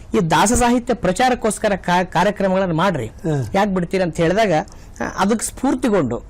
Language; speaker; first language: Kannada; native; Kannada